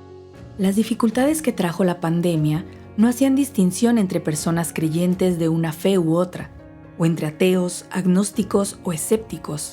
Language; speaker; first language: Spanish; native; Spanish